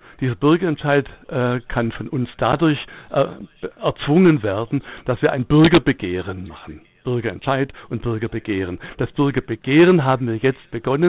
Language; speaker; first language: German; native; German